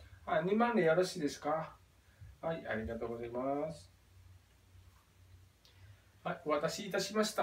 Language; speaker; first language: Japanese; non-native, fluent; Indonesian